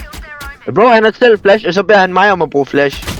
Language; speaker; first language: Danish; native; Danish